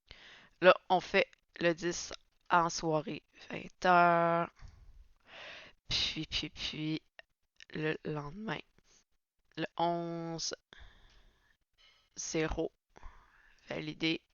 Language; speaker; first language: French; native; French